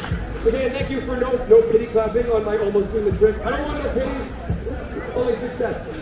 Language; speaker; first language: English; native; English